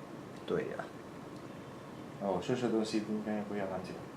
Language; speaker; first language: Chinese; non-native, fluent; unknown